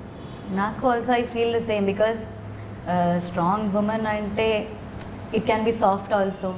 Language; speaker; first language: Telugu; non-native, learner; Malayalam